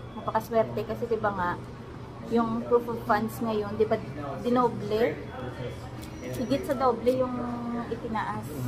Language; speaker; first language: Filipino; native; Filipino